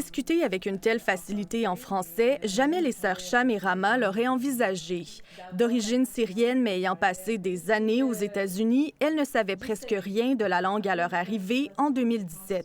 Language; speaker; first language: French; native; French